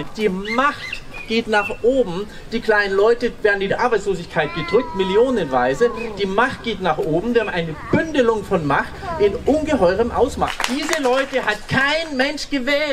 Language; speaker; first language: German; native; German